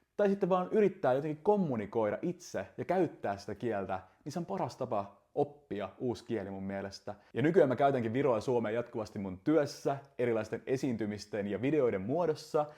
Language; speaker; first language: Finnish; early bilingual, other home language; Estonian